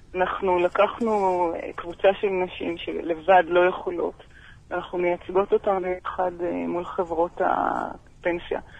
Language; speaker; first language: Hebrew; native; Hebrew